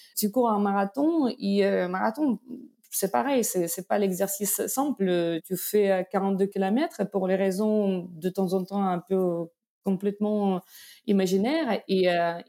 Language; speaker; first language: French; non-native, fluent; Russian